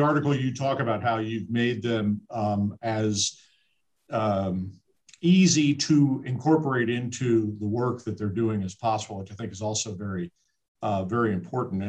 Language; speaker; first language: English; native; English